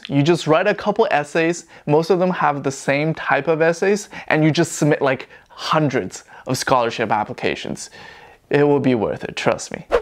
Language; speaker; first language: English; non-native, fluent; Chinese